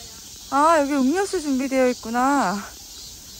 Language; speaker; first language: Korean; native; Korean